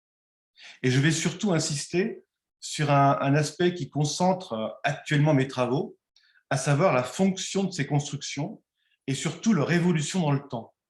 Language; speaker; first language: French; native; French